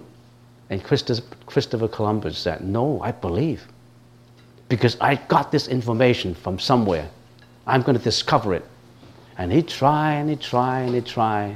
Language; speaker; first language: English; non-native, local second language; Cantonese